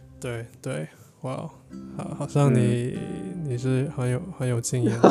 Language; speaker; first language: Chinese; non-native, learner; English